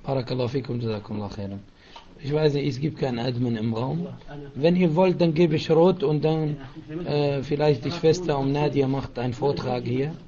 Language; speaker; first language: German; non-native, fluent; Arabic